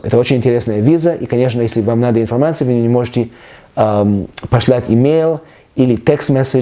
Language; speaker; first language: Russian; early bilingual, heritage; Russian